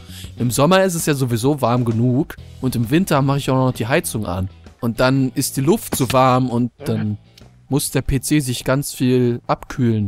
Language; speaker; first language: German; native; German